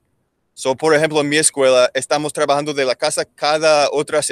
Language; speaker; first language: Spanish; non-native, learner; English